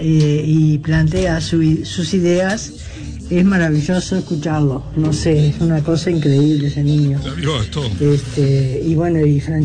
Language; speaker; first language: Spanish; native; Spanish